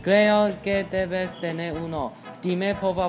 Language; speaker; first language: Spanish; non-native, learner; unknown